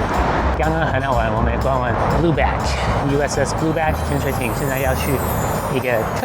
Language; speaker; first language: Chinese; non-native, fluent; English